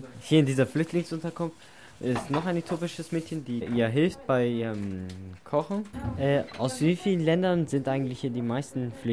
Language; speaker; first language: German; native; German